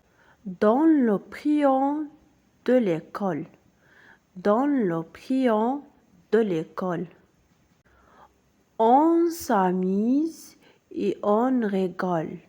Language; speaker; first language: French; non-native, local second language; Arabic